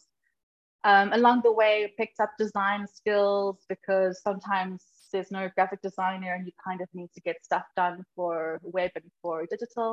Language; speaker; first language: English; native; English